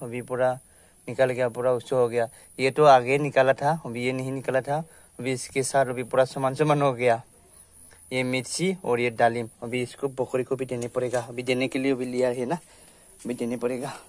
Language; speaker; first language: Hindi; non-native, local second language; Bodo